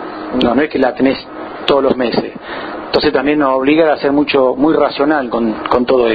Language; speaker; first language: Spanish; native; Spanish